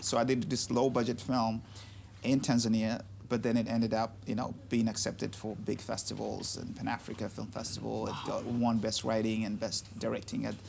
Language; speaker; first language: English; non-native, local second language; Russian